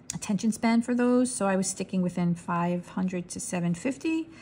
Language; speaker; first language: English; native; English